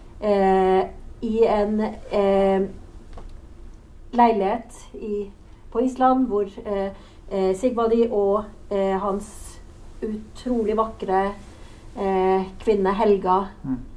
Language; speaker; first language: Norwegian; native; Norwegian